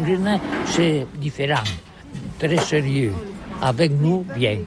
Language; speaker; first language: French; non-native, learner; Catalan